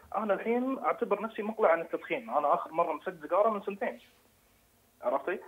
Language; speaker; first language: Arabic; native; Arabic